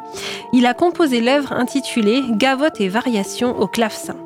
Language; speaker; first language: French; native; French